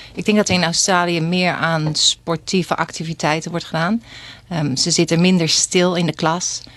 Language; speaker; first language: Dutch; native; Dutch